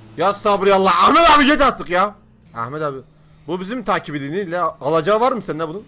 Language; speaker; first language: Turkish; native; Turkish